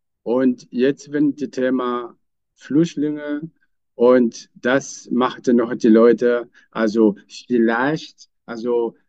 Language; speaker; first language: German; non-native, fluent; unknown